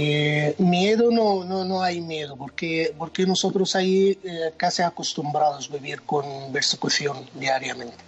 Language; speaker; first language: Spanish; non-native, fluent; Arabic